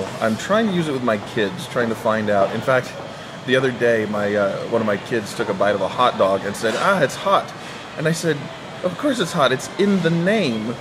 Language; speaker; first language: English; native; English